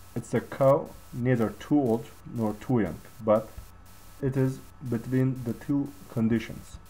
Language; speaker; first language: English; non-native, fluent; Turkish